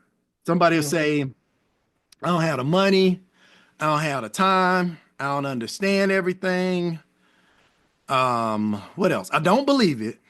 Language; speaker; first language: English; native; English